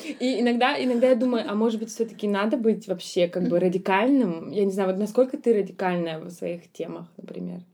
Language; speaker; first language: Russian; early bilingual, heritage; Russian